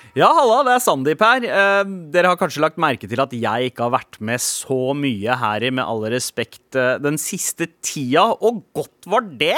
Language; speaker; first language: Norwegian; early bilingual, other home language; Punjabi